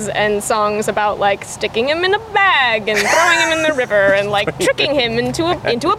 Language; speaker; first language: English; native; English